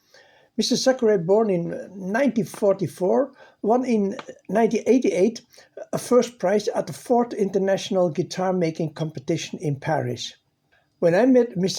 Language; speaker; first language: English; non-native, fluent; Dutch